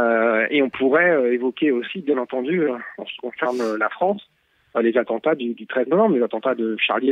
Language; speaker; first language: French; native; French